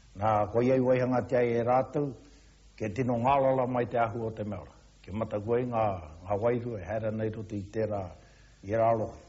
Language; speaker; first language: Māori; native; Māori